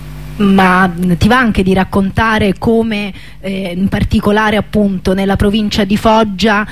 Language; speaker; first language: Italian; native; Italian